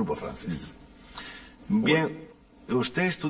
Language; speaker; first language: Spanish; native; Spanish